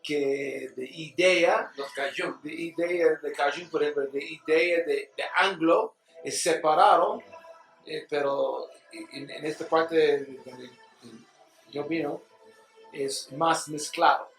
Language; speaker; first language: Spanish; non-native, learner; English